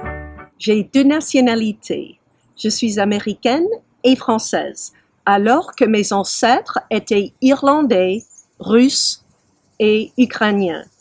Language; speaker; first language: French; early bilingual, heritage; French